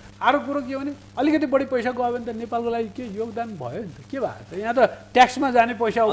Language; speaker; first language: Nepali; native; Nepali